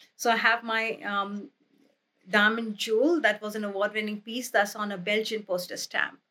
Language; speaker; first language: English; non-native, local second language; Hindi